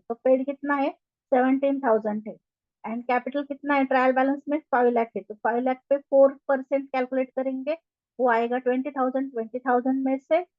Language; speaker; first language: Hindi; non-native, local second language; Marathi